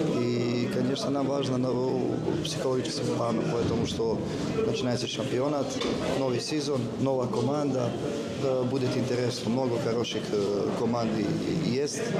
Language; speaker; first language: Russian; non-native, learner; Serbian